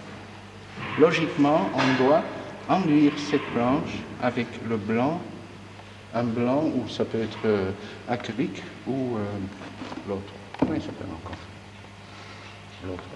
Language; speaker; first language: French; non-native, fluent; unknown